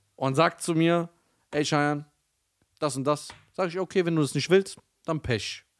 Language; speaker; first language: German; early bilingual, other home language; Persian